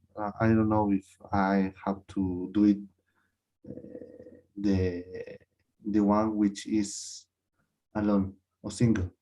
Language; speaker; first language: English; non-native, learner; Spanish